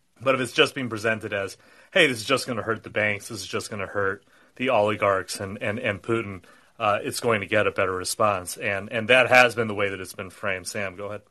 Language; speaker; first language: English; native; English